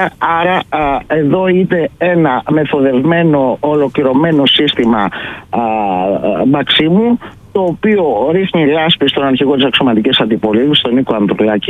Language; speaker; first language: Greek; native; Greek